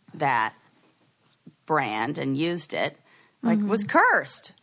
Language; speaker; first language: English; native; English